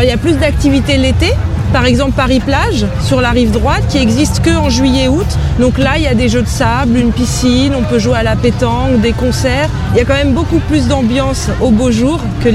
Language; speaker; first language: French; native; French